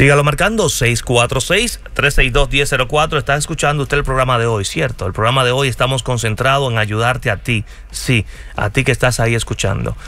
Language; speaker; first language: Spanish; native; Spanish